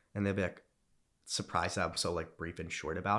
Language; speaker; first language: English; early bilingual, other home language; Romanian